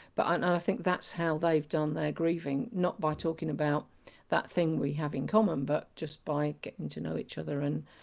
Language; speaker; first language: English; native; English